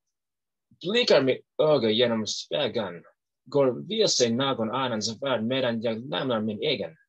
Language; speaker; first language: Swedish; non-native, learner; English